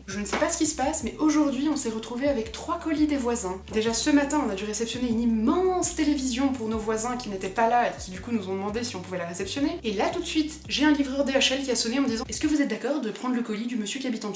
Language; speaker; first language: French; native; French